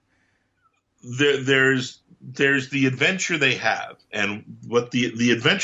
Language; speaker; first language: English; native; English